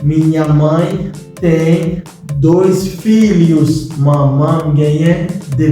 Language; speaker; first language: Portuguese; non-native, learner; Haitian Creole